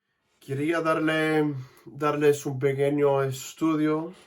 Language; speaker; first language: Spanish; non-native, fluent; English